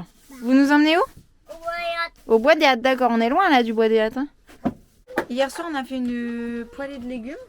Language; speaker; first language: French; native; French